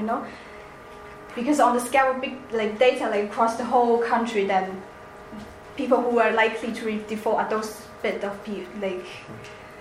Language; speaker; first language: English; non-native, fluent; Chinese